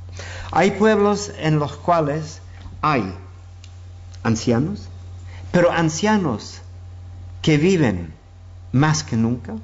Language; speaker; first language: Spanish; non-native, fluent; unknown